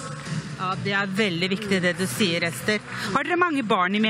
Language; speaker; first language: Norwegian; native; Norwegian